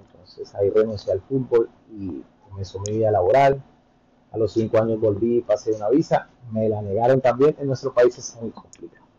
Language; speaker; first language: Spanish; native; Spanish